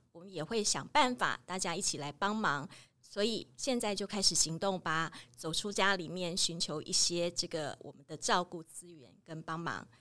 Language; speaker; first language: Chinese; native; Chinese